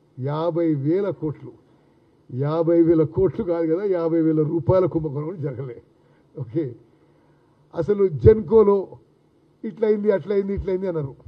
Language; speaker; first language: Telugu; native; Telugu